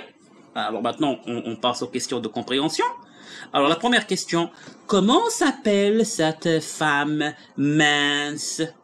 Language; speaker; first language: French; non-native, local second language; Arabic